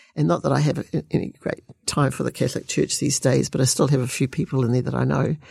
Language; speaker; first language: English; native; English